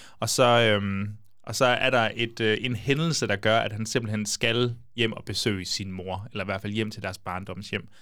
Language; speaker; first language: Danish; native; Danish